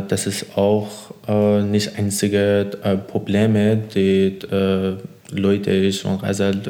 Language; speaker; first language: German; non-native, learner; Persian